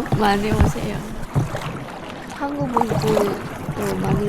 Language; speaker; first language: Korean; non-native, fluent; Vietnamese